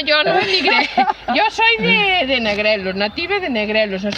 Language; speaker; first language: Spanish; native; Spanish